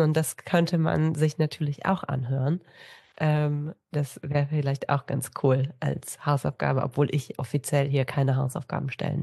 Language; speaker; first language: German; native; German